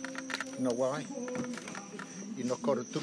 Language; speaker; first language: English; non-native, learner; Italian